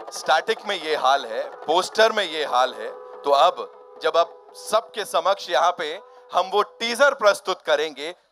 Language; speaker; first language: Hindi; native; Hindi